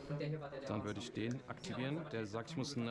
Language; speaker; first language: German; native; German